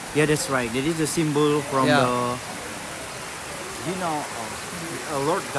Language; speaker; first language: English; non-native, learner; Indonesian